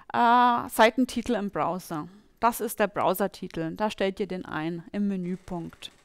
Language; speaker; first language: German; native; German